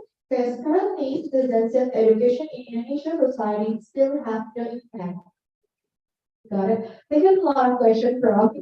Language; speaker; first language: English; non-native, learner; Indonesian